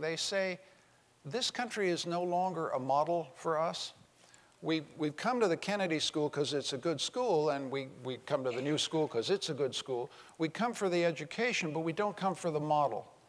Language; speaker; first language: English; native; English